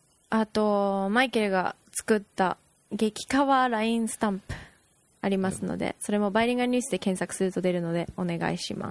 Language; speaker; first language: Japanese; early bilingual, heritage; Japanese